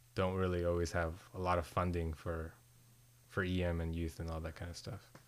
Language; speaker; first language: English; native; English